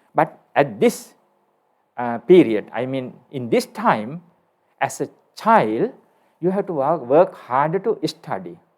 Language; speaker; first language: English; non-native, local second language; Sinhala